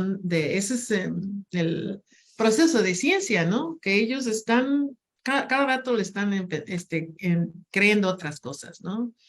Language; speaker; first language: Spanish; non-native, fluent; English